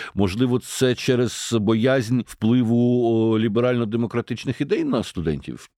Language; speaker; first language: Ukrainian; native; Ukrainian